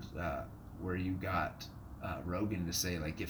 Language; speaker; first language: English; native; English